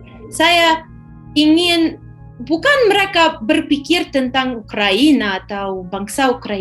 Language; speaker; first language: Indonesian; non-native, fluent; Ukrainian